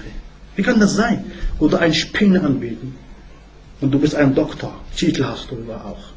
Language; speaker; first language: German; non-native, learner; Arabic